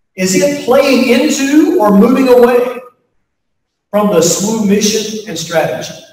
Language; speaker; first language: English; native; English